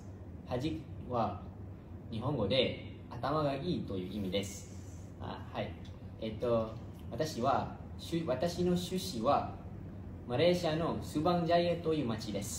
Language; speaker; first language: Japanese; non-native, learner; Malay